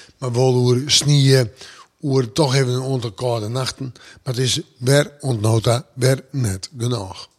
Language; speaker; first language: Dutch; non-native, local second language; Western Frisian